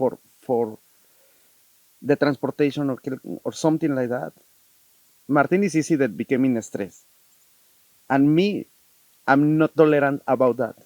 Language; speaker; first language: English; non-native, learner; Spanish